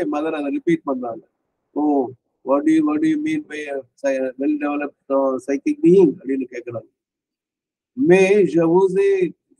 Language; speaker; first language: English; non-native, local second language; Tamil